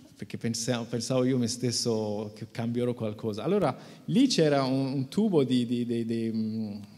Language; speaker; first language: Italian; non-native, fluent; Persian